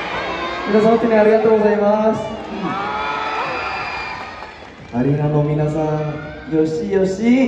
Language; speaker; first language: Japanese; non-native, learner; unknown